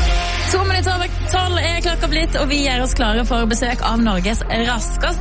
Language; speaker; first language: Norwegian; native; Norwegian